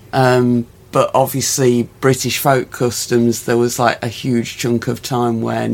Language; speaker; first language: English; native; English